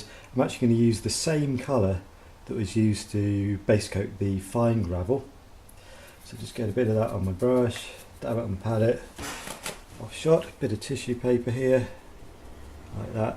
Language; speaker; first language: English; native; English